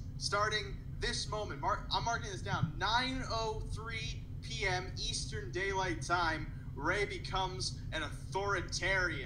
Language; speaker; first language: English; native; English